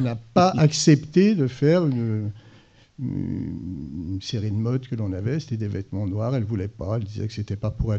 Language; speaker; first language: French; native; French